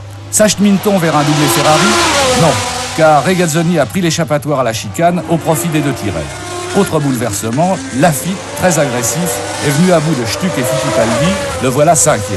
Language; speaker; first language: French; native; French